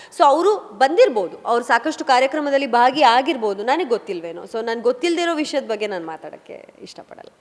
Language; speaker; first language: Kannada; non-native, local second language; Kodava